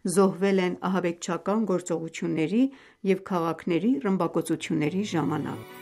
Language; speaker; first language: Armenian; native; Armenian